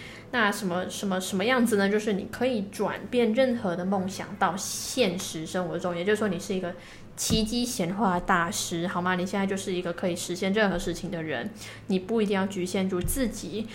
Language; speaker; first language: Chinese; native; Chinese